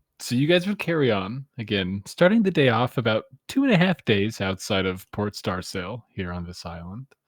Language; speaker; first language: English; native; English